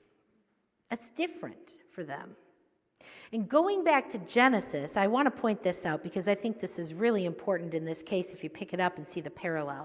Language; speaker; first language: English; native; English